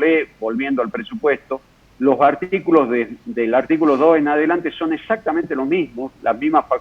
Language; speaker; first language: Spanish; native; Spanish